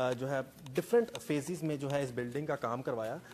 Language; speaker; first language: Hindi; native; Hindi